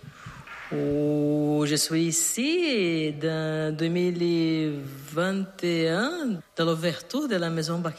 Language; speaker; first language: French; non-native, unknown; Portuguese